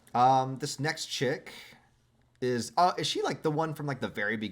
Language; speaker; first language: English; native; English